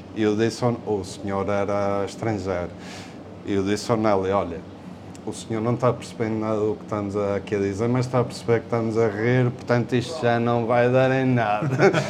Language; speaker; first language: Portuguese; early bilingual, other home language; Spanish